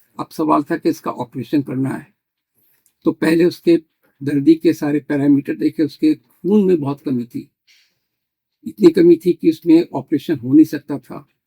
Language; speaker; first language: Hindi; native; Hindi